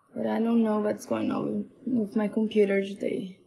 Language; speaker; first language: English; non-native, fluent; Portuguese